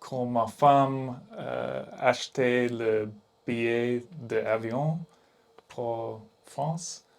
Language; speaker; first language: French; non-native, learner; English